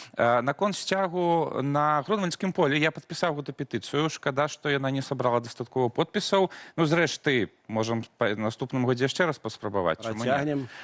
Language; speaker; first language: Belarusian; native; Belarusian